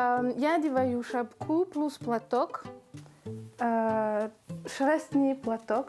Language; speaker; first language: Russian; non-native, learner; French